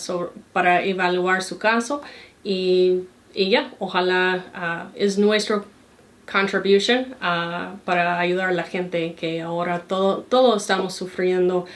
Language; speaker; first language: Spanish; non-native, fluent; English